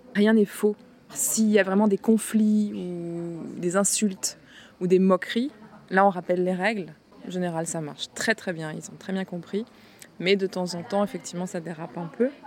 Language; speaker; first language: French; native; French